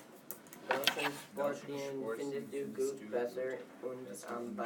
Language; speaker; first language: German; non-native, learner; English